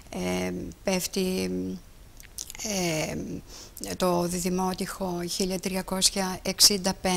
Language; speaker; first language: Greek; native; Greek